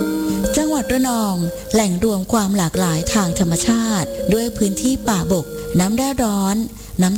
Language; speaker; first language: Thai; native; Thai